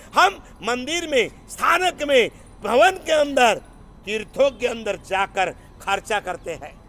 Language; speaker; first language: Hindi; non-native, local second language; Gujarati